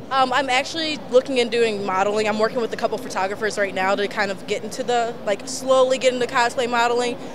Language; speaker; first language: English; native; English